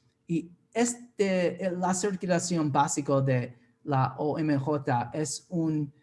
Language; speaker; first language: Spanish; non-native, fluent; English